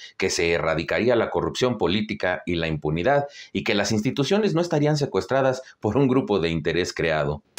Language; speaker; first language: Spanish; native; Spanish